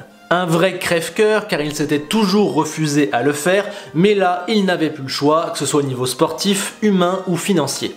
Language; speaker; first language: French; native; French